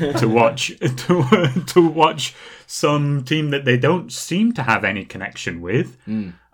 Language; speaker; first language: English; native; English